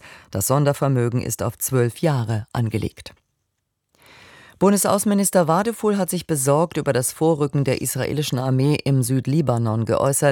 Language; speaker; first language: German; native; German